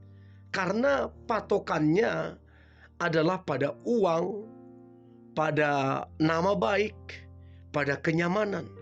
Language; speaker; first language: Indonesian; native; Indonesian